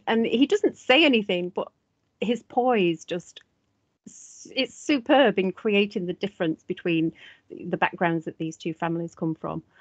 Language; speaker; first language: English; native; English